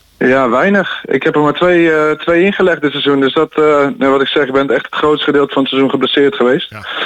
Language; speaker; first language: Dutch; native; Dutch